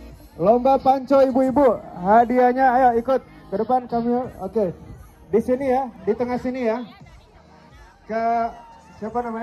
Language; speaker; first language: Indonesian; native; Indonesian